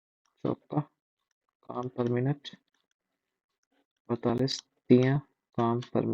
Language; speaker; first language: Hindi; native; Hindi